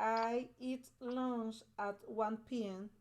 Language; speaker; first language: English; non-native, learner; Spanish